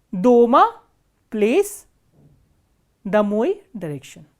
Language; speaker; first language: Russian; non-native, fluent; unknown